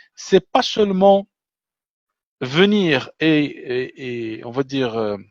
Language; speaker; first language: French; non-native, local second language; Arabic